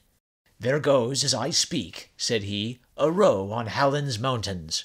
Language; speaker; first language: English; native; English